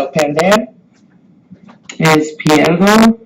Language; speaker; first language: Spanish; non-native, fluent; English